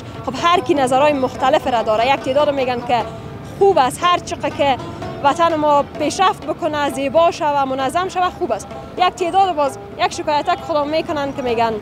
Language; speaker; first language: Persian; native; Persian